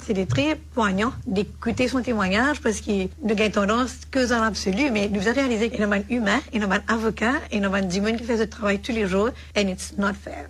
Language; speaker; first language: French; non-native, local second language; Morisyen